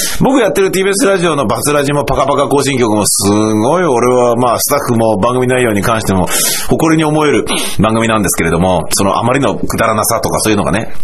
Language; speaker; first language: Japanese; native; Japanese